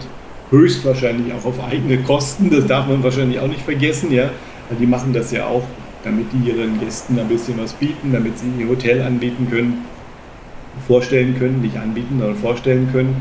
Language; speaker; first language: German; native; German